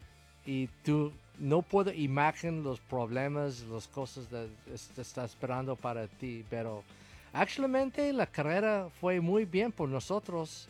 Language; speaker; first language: Spanish; non-native, learner; English